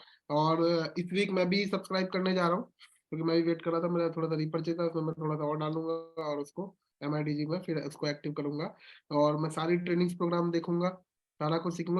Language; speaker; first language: Hindi; native; Hindi